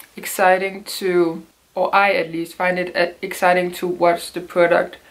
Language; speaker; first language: English; non-native, fluent; Danish